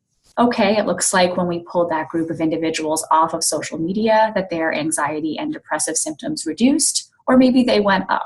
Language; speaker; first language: English; native; English